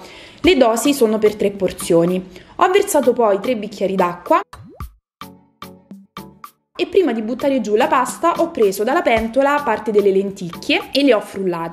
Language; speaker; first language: Italian; native; Italian